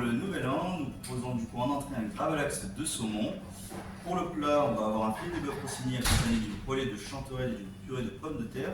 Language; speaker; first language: French; native; French